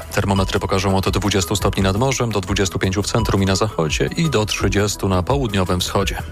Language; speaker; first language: Polish; native; Polish